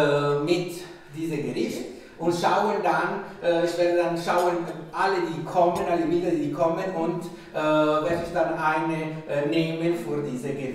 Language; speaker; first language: German; non-native, fluent; Italian